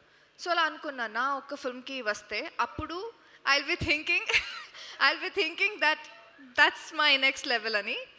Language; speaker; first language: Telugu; non-native, local second language; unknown